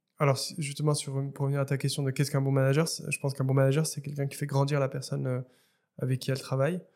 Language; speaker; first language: French; non-native, local second language; Arabic